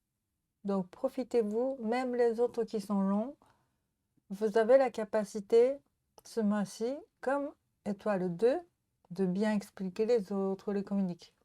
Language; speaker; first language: French; non-native, learner; Japanese